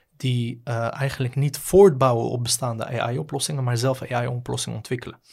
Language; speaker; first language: Dutch; native; Dutch